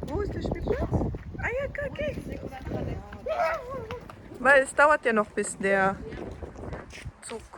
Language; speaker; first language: German; non-native, fluent; Filipino